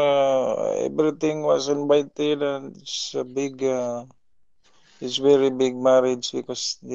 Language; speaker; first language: English; non-native, local second language; Filipino